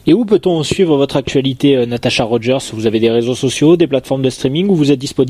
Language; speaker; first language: French; native; French